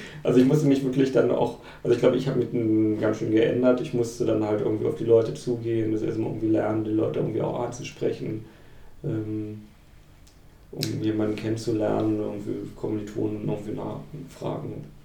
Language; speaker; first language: German; native; German